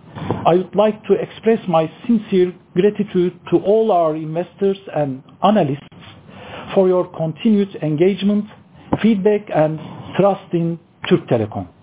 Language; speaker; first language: English; non-native, fluent; Turkish